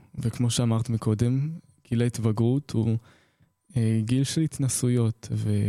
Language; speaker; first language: Hebrew; native; Hebrew